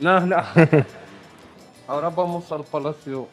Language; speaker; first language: Spanish; non-native, fluent; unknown